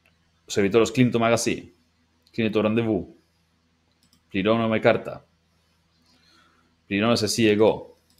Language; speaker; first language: Greek; non-native, learner; English